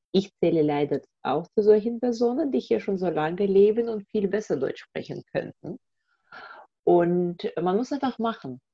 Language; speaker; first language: German; non-native, fluent; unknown